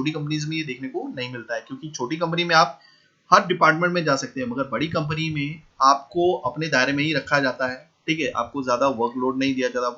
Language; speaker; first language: Hindi; native; Hindi